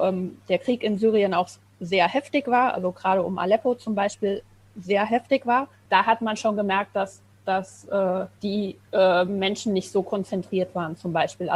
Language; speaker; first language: German; native; German